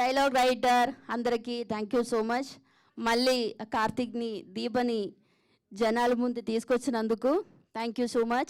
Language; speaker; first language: Telugu; non-native, fluent; Malayalam